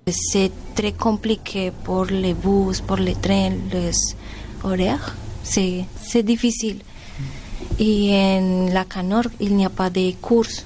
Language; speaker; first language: French; non-native, learner; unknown